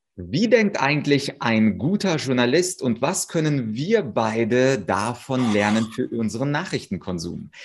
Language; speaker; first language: German; early bilingual, other home language; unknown